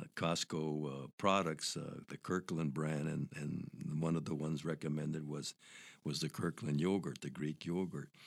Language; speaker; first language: English; early bilingual, other home language; Spanish